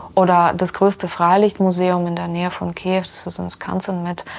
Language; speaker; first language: German; non-native, fluent; Ukrainian